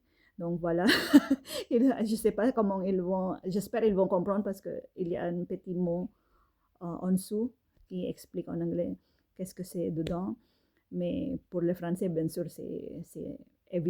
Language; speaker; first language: French; non-native, learner; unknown